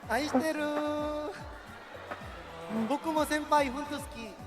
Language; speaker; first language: Japanese; non-native, learner; Korean